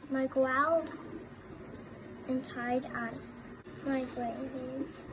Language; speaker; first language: Welsh; non-native, learner; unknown